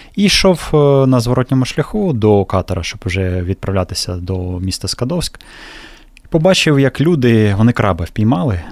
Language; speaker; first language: Ukrainian; native; Ukrainian